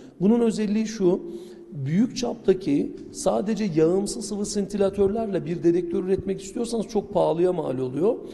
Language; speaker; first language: Turkish; native; Turkish